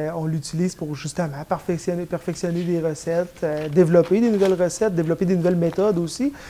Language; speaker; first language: French; native; French